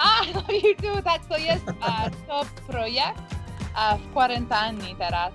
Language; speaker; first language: Polish; early bilingual, heritage; Polish